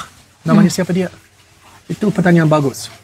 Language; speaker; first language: Indonesian; non-native, fluent; English